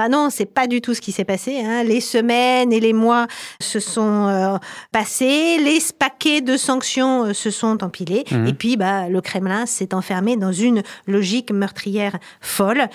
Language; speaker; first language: French; native; French